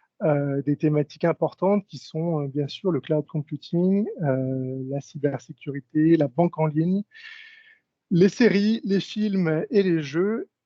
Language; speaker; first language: French; native; French